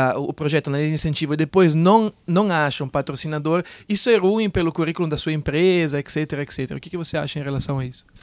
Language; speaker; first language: Portuguese; non-native, fluent; Italian